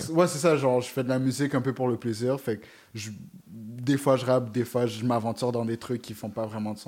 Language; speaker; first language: French; native; French